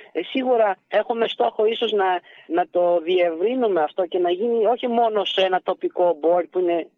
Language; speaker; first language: Greek; early bilingual, heritage; Greek